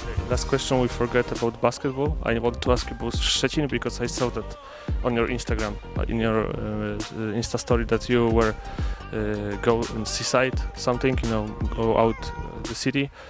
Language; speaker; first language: English; non-native, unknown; Polish